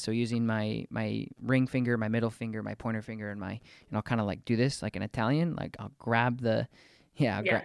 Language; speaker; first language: English; native; English